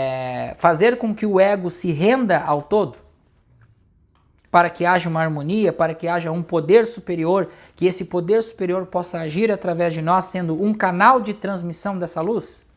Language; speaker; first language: Portuguese; native; Portuguese